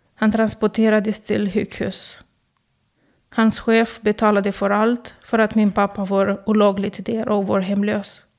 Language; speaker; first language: Swedish; non-native, fluent; Romanian